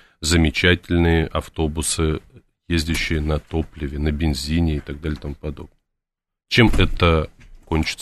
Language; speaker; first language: Russian; native; Russian